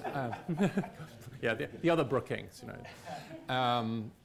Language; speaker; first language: English; native; English